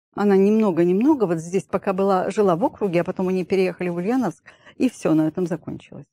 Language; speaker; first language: Russian; native; Russian